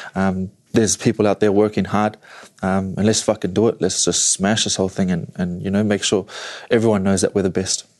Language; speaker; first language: English; native; English